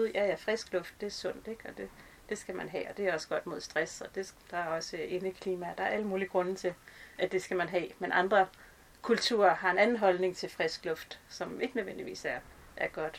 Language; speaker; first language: Danish; native; Danish